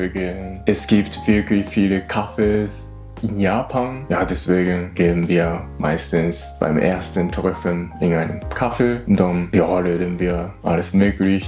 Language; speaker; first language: German; non-native, learner; Japanese